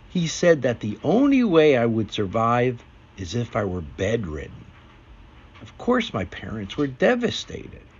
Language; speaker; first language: English; native; English